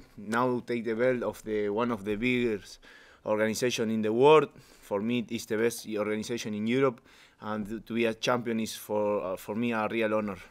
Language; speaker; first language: English; non-native, learner; Spanish